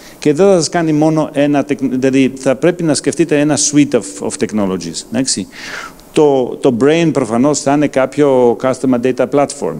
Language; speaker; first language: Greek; non-native, fluent; German